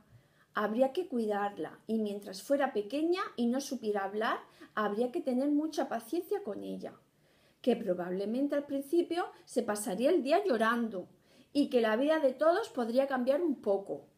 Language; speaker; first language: Spanish; native; Spanish